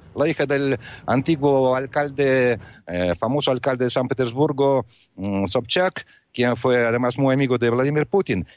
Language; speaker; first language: Spanish; non-native, fluent; Russian